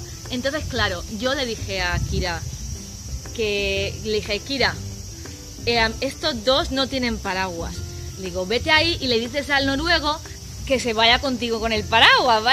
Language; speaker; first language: Spanish; native; Spanish